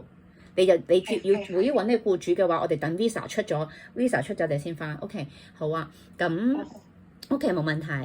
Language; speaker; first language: Cantonese; native; Cantonese